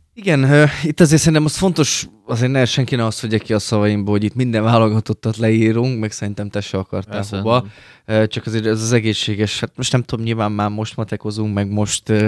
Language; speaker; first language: Hungarian; native; Hungarian